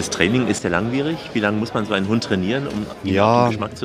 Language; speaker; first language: German; native; German